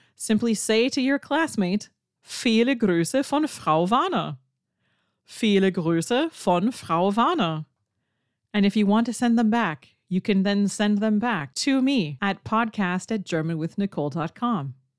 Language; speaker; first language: English; native; English